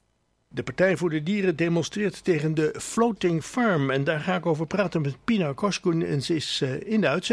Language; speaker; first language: Dutch; native; Dutch